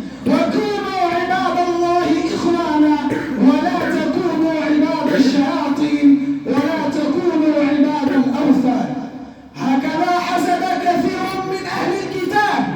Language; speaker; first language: Arabic; non-native, learner; Urdu